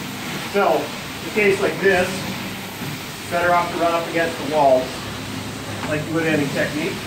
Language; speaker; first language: English; native; English